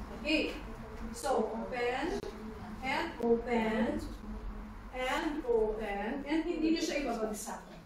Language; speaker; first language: Filipino; native; Filipino